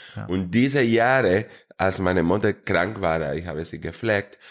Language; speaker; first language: German; non-native, fluent; Spanish